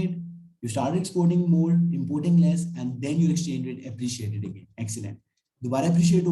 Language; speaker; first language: English; non-native, local second language; Urdu